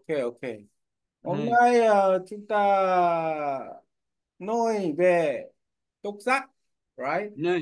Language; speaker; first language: Vietnamese; non-native, learner; Korean